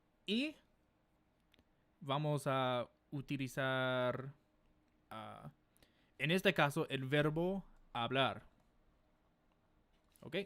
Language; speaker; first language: Spanish; non-native, fluent; English